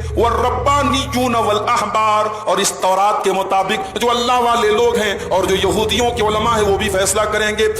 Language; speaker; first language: Urdu; native; Urdu